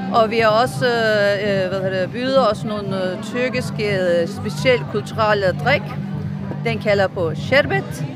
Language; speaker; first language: Danish; non-native, fluent; Turkish